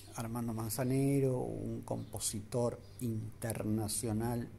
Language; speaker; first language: Spanish; native; Spanish